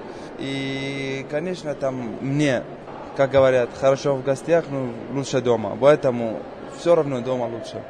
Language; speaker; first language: Russian; non-native, fluent; Arabic